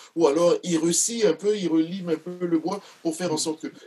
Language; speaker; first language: French; non-native, local second language; Duala